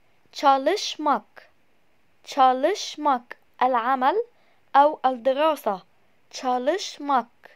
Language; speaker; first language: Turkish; non-native, fluent; Arabic